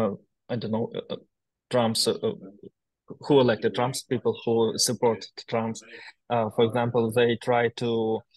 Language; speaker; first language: English; non-native, learner; Ukrainian